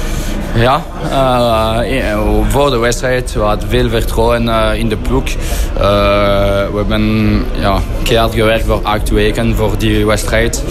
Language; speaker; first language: Dutch; non-native, fluent; French